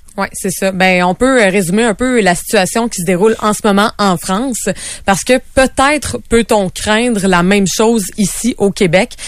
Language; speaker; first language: French; native; French